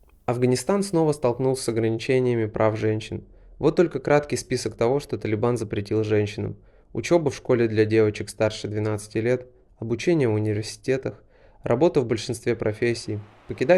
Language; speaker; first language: Russian; native; Russian